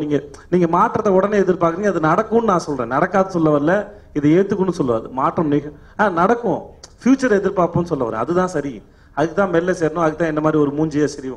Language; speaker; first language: Tamil; native; Tamil